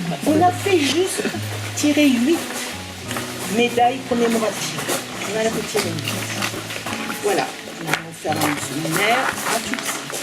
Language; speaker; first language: French; native; French